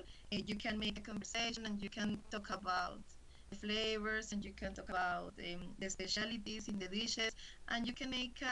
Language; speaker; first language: English; non-native, learner; Spanish